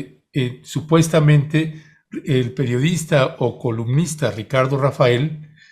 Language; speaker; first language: Spanish; native; Spanish